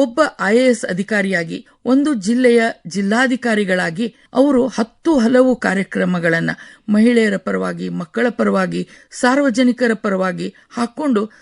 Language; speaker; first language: Kannada; native; Kannada